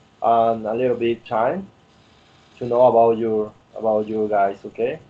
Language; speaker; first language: English; non-native, learner; Spanish